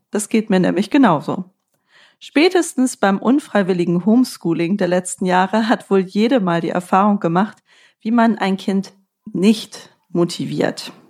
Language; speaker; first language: German; native; German